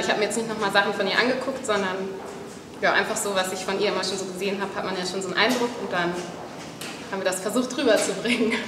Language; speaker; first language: German; native; German